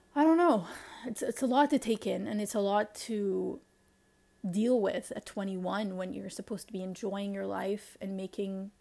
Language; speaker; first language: English; non-native, fluent; Arabic